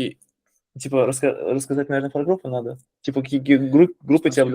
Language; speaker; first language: Russian; native; Russian